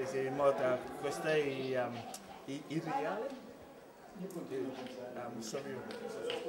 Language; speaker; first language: Italian; non-native, learner; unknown